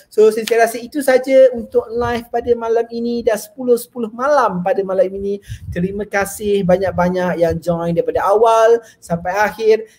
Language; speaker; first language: Malay; native; Malay